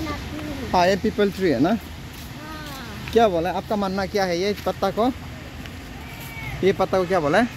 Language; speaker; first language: Hindi; non-native, local second language; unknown